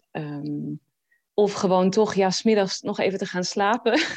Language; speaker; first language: Dutch; native; Dutch